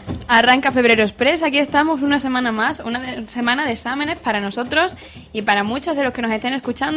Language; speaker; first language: Spanish; native; Spanish